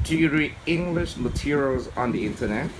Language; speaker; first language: English; non-native, fluent; Vietnamese